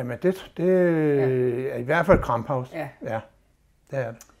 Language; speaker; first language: Danish; native; Danish